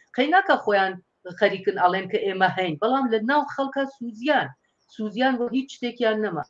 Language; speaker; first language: Central Kurdish; non-native, local second language; Persian